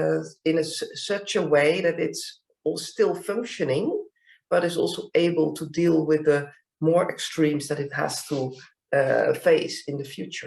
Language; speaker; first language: English; non-native, fluent; Dutch